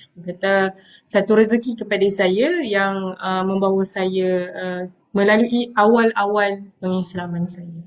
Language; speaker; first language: Malay; non-native, local second language; Tamil